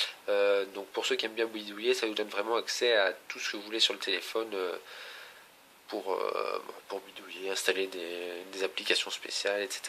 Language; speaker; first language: French; native; French